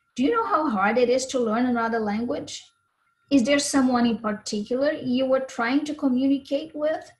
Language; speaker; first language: English; non-native, fluent; Portuguese